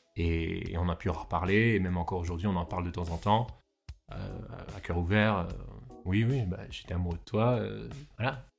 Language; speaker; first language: French; native; French